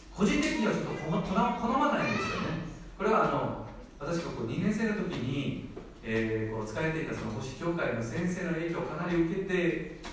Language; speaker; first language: Japanese; non-native, fluent; Korean